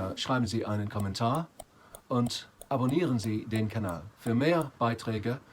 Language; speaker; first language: German; non-native, fluent; English